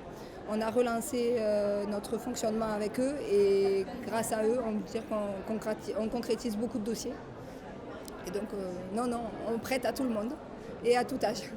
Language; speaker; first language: French; native; French